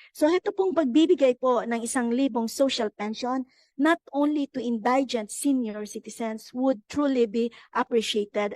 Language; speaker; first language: English; non-native, local second language; Filipino